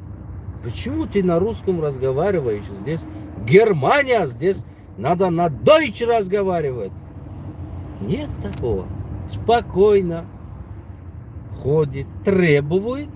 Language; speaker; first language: Russian; non-native, local second language; Tajik